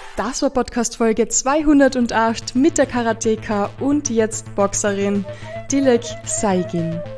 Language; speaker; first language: German; native; German